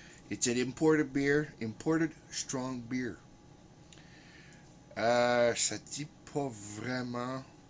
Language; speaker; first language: French; early bilingual, heritage; French